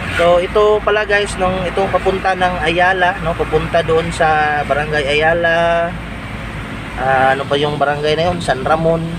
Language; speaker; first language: Filipino; non-native, local second language; Cebuano